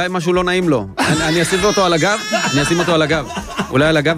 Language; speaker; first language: Hebrew; native; Hebrew